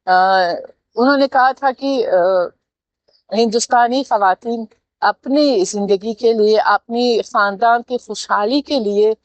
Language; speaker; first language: Hindi; non-native, fluent; Tajik